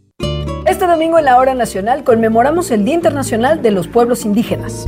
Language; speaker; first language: Spanish; native; Spanish